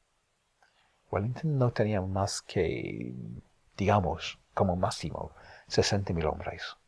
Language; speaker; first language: Spanish; non-native, fluent; English